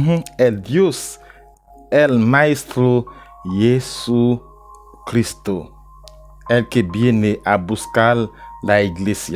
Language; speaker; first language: Spanish; non-native, learner; Haitian Creole